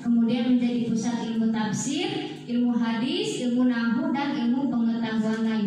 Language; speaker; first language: Indonesian; native; Indonesian